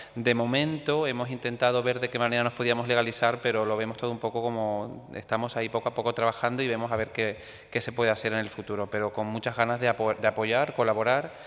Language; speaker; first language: Spanish; native; Spanish